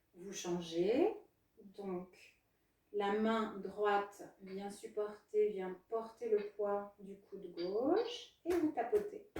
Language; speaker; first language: French; non-native, fluent; Spanish